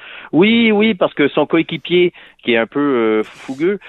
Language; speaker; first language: French; native; French